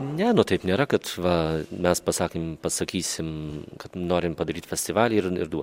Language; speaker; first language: Lithuanian; native; Lithuanian